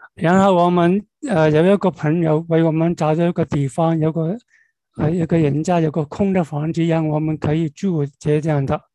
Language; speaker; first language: Chinese; non-native, local second language; Cantonese